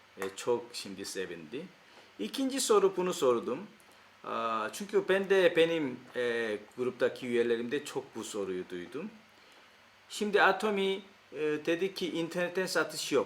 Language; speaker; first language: Turkish; non-native, fluent; Korean